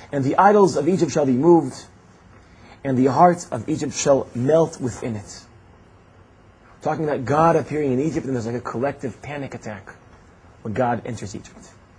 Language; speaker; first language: English; non-native, fluent; Hebrew